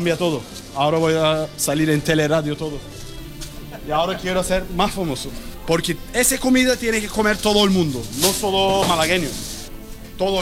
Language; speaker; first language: Spanish; non-native, learner; Turkish